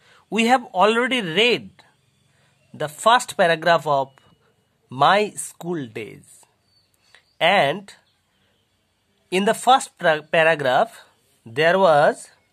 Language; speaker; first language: English; non-native, local second language; Bangla